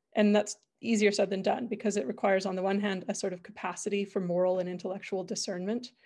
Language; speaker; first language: English; native; English